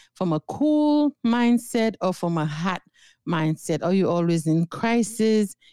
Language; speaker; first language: English; non-native, fluent; Haitian Creole